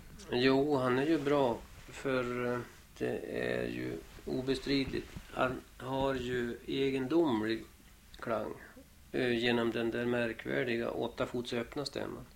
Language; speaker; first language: Swedish; native; Swedish